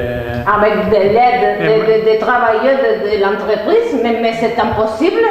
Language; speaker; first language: French; non-native, learner; Spanish